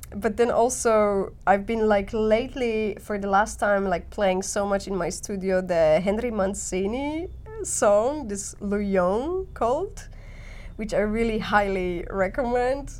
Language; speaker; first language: English; non-native, fluent; Polish